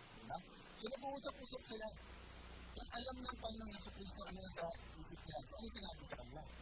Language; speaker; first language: Filipino; native; Filipino